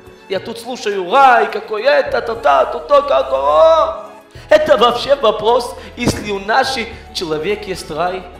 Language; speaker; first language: Russian; early bilingual, heritage; Hebrew